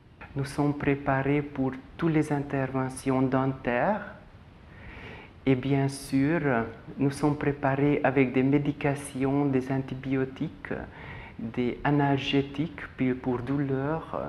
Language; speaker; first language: French; non-native, fluent; Hungarian